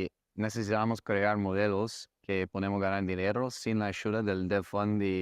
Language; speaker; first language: Spanish; non-native, fluent; English